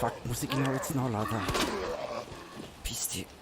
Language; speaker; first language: German; native; German